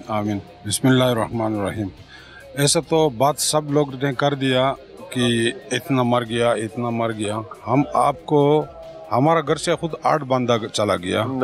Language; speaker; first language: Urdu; non-native, local second language; Pashto